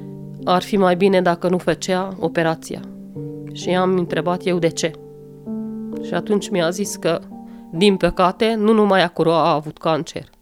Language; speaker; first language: Romanian; non-native, local second language; Hungarian